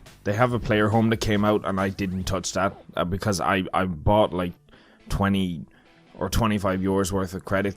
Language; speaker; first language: English; native; English